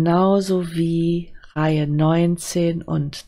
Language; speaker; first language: German; native; German